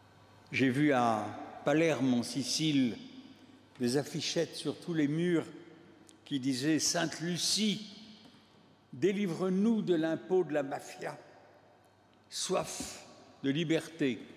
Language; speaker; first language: French; native; French